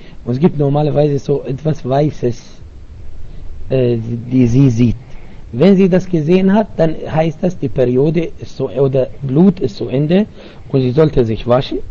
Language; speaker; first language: German; non-native, learner; Arabic